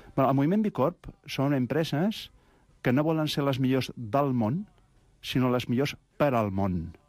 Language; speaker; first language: Catalan; non-native, local second language; Spanish